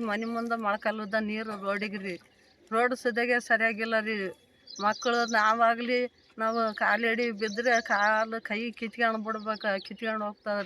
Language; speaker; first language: Kannada; native; Kannada